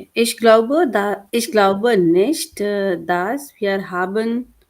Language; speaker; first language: German; non-native, learner; Hindi